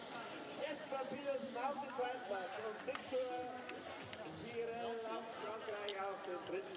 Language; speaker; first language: German; native; German